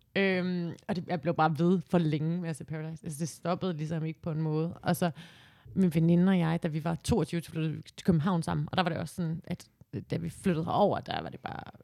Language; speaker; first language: Danish; native; Danish